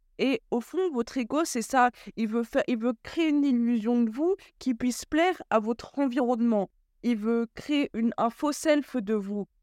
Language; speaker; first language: French; early bilingual, other home language; Bambara